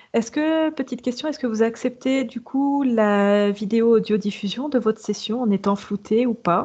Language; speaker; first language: French; native; French